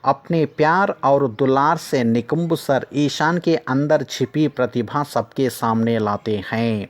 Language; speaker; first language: Hindi; non-native, local second language; Telugu